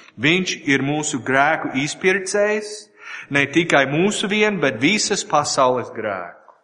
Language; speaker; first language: Latvian; non-native, learner; English